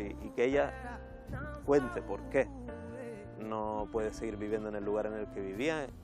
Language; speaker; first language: Spanish; native; Spanish